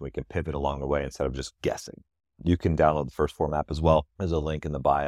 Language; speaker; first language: English; native; English